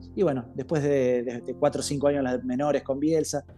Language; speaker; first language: Spanish; native; Spanish